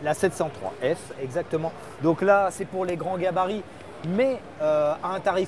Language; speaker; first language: French; native; French